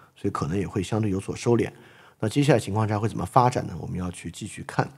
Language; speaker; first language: Chinese; native; Chinese